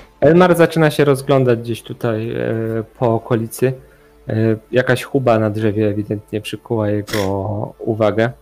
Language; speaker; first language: Polish; native; Polish